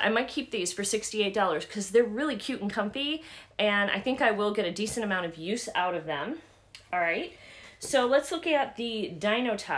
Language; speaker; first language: English; native; English